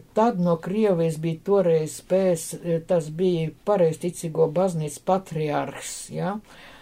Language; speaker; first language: Latvian; non-native, local second language; Russian